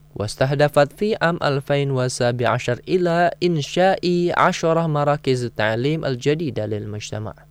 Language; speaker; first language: Arabic; non-native, fluent; Indonesian